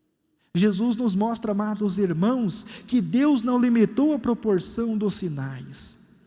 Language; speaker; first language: Portuguese; native; Portuguese